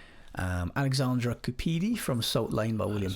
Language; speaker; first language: English; native; English